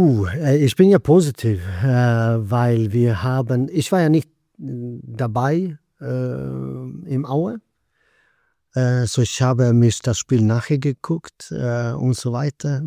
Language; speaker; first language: German; non-native, fluent; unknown